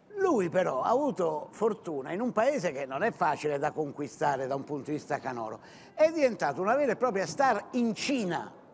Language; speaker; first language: Italian; native; Italian